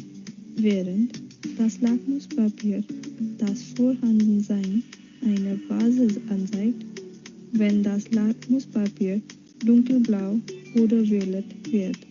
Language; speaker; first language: German; non-native, fluent; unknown